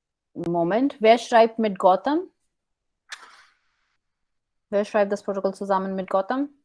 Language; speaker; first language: German; non-native, fluent; Hindi